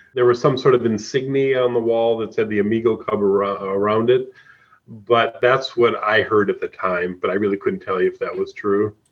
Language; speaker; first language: English; native; English